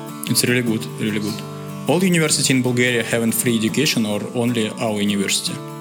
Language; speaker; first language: English; non-native, learner; Russian